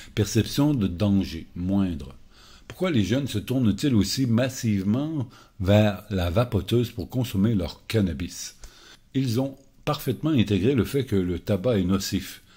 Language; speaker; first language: French; native; French